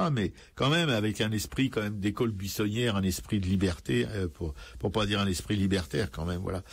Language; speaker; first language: French; native; French